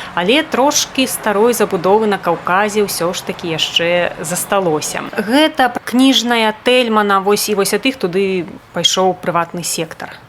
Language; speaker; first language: Belarusian; native; Belarusian